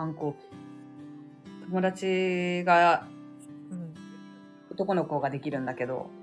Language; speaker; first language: Japanese; native; Japanese